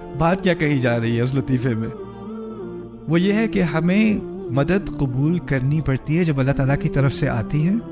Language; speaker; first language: Urdu; early bilingual, heritage; Urdu